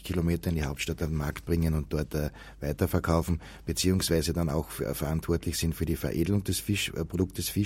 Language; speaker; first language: German; native; German